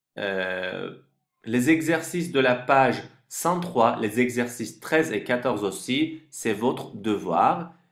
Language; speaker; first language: French; non-native, fluent; Turkish